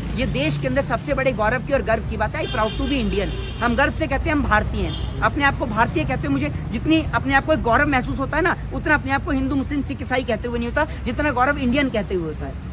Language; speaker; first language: Hindi; native; Hindi